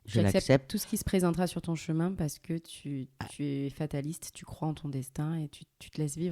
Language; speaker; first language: French; early bilingual, other home language; Arabic